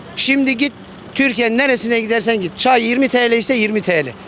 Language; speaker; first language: Turkish; native; Turkish